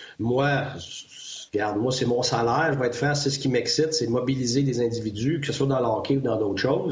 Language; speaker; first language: French; native; French